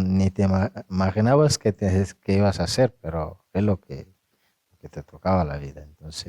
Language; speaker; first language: Spanish; non-native, fluent; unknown